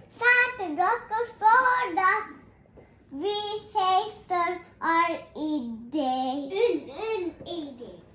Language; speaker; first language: Dutch; early bilingual, other home language; Marathi